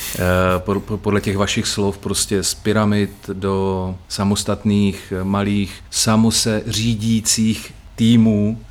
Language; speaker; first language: Czech; native; Czech